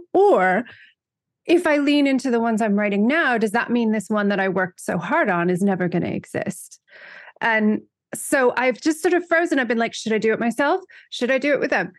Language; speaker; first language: English; native; English